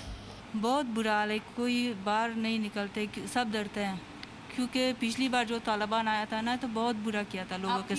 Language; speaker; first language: Hindi; non-native, learner; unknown